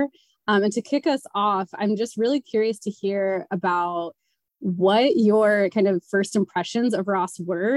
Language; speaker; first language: English; native; English